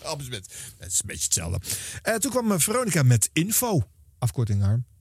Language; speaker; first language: Dutch; native; Dutch